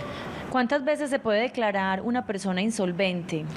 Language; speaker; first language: Spanish; native; Spanish